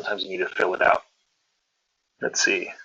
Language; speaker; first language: English; native; English